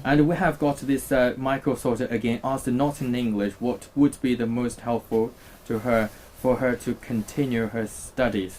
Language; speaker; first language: English; non-native, fluent; Chinese